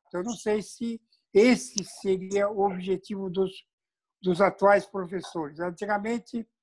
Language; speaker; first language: Portuguese; native; Portuguese